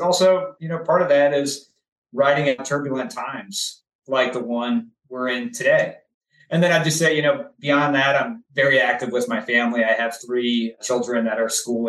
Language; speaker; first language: English; native; English